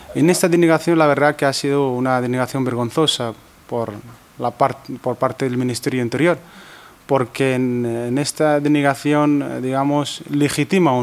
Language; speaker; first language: Spanish; non-native, fluent; Arabic